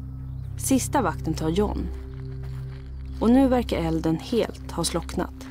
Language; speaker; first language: Swedish; native; Swedish